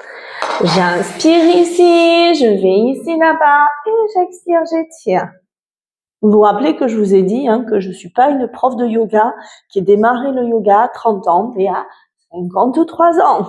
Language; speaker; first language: French; native; French